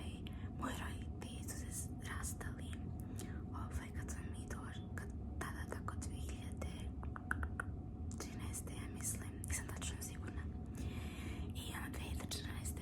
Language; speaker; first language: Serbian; early bilingual, heritage; Serbian